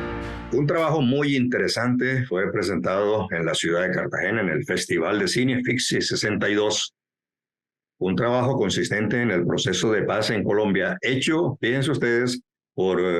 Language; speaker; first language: Spanish; native; Spanish